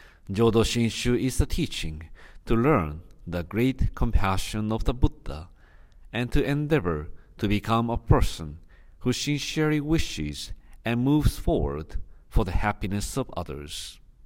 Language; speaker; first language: English; non-native, fluent; Japanese